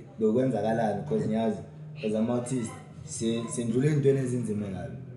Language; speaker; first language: Zulu; native; Zulu